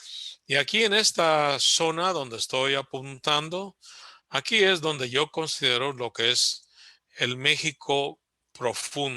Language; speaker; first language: Spanish; early bilingual, heritage; Spanish